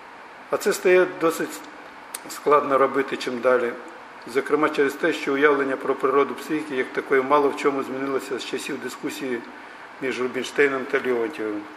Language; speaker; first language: Ukrainian; native; Ukrainian